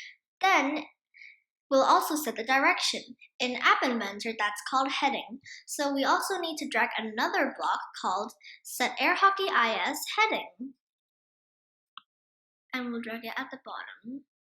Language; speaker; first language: English; non-native, fluent; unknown